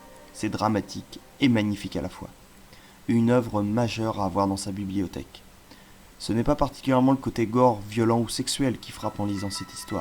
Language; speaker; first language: French; native; French